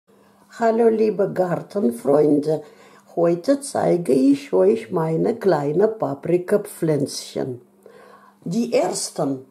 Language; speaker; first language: German; non-native, fluent; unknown